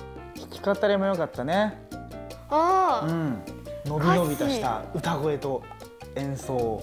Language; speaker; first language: Japanese; native; Japanese